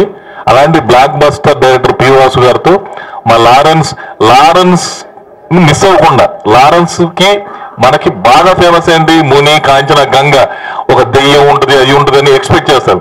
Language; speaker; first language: Telugu; native; Telugu